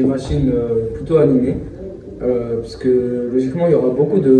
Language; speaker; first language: French; native; French